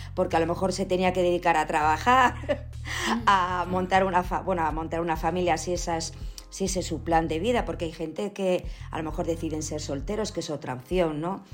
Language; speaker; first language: Spanish; native; Spanish